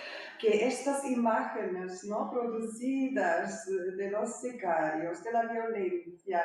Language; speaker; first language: Spanish; non-native, fluent; German